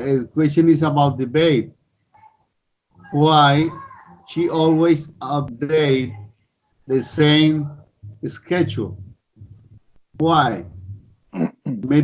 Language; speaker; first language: English; non-native, learner; Spanish